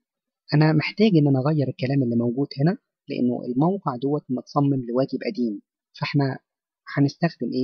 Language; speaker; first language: Arabic; native; Arabic